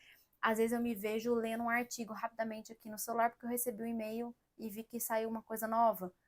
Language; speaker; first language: Portuguese; native; Portuguese